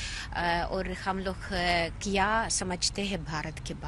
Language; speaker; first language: Hindi; non-native, fluent; Ukrainian